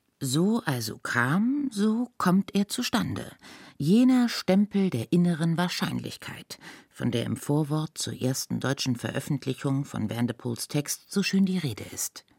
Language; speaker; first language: German; native; German